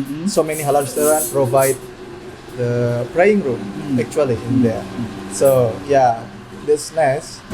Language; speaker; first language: English; non-native, learner; Indonesian